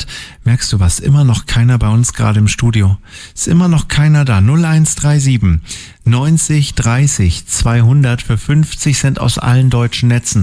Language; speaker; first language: German; native; German